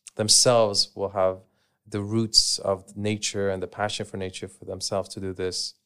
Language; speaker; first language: English; native; English